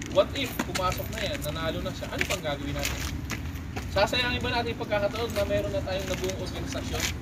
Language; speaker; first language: Filipino; native; Filipino